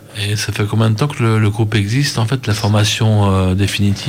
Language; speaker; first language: French; native; French